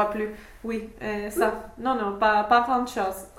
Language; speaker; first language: French; non-native, fluent; English